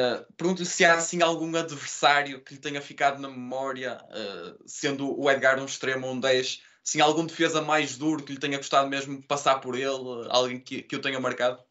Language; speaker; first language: Portuguese; native; Portuguese